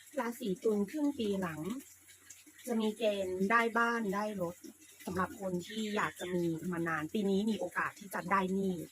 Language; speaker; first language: Thai; native; Thai